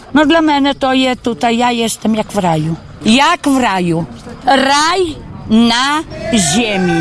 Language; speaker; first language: Polish; non-native, local second language; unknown